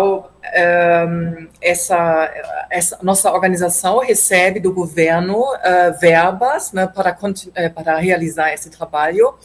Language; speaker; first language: Portuguese; non-native, fluent; German